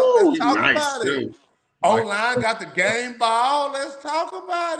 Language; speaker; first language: English; native; English